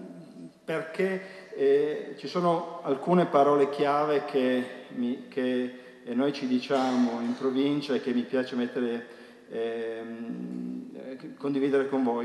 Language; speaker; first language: Italian; native; Italian